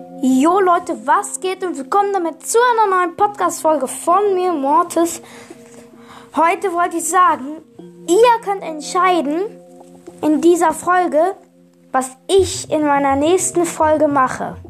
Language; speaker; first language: German; native; German